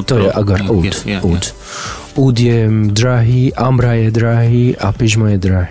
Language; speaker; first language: Czech; non-native, learner; Arabic